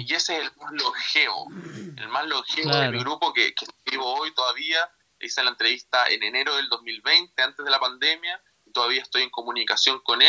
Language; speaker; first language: Spanish; native; Spanish